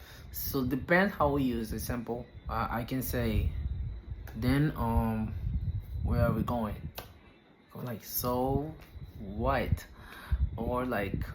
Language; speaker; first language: English; non-native, fluent; Spanish